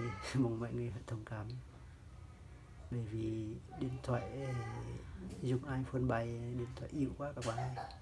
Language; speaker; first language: Vietnamese; non-native, local second language; Jarai